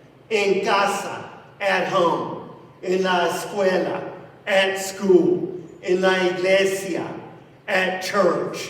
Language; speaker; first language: Spanish; non-native, fluent; English